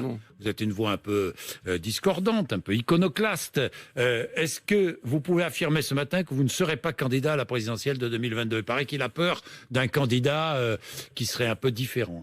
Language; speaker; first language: French; native; French